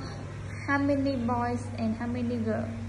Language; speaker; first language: English; non-native, fluent; Vietnamese